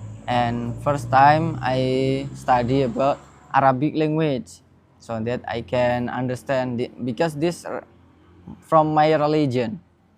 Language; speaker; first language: English; non-native, learner; Indonesian